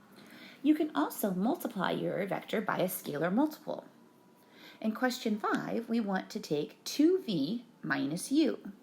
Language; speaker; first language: English; native; English